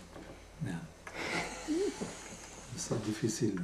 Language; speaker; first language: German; non-native, local second language; French